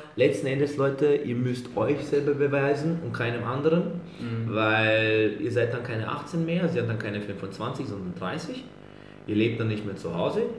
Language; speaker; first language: German; early bilingual, other home language; Serbian